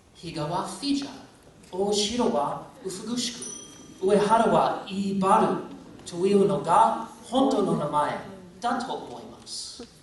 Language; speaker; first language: Japanese; non-native, fluent; English